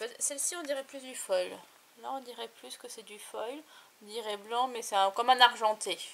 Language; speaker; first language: French; native; French